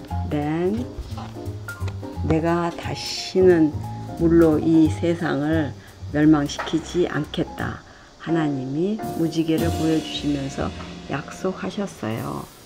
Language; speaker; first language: Korean; native; Korean